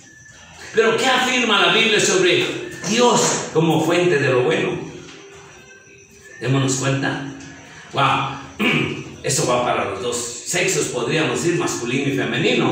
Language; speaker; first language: Spanish; native; Spanish